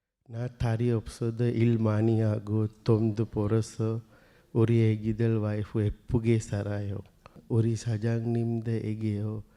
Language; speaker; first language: Korean; non-native, learner; Sinhala